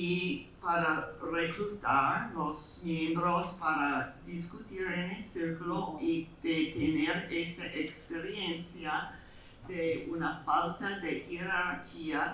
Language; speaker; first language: Spanish; non-native, fluent; English